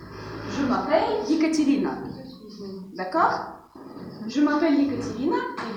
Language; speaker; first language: French; non-native, fluent; Russian